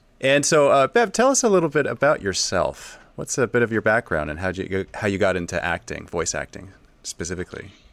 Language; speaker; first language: English; native; English